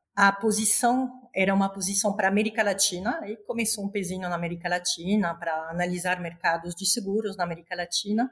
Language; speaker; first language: Portuguese; non-native, fluent; Spanish